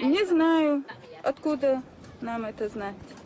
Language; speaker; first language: Russian; non-native, local second language; Chechen